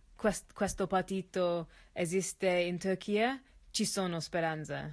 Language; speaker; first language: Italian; non-native, learner; English